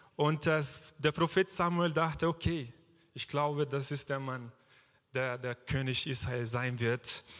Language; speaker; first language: German; non-native, fluent; Portuguese